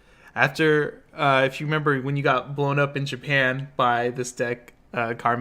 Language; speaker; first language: English; native; English